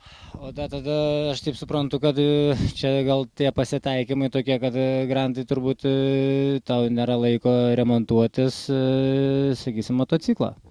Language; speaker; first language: Lithuanian; native; Lithuanian